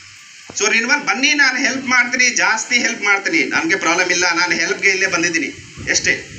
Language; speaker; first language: Kannada; non-native, learner; Hindi